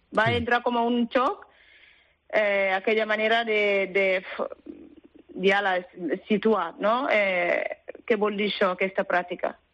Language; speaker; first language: Catalan; non-native, learner; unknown